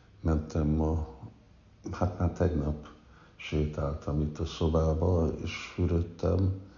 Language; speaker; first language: Hungarian; early bilingual, heritage; Hungarian